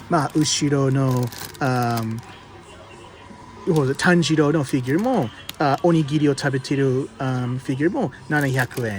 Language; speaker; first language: Japanese; non-native, fluent; English